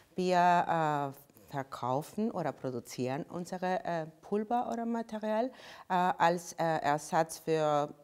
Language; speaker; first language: German; non-native, fluent; Spanish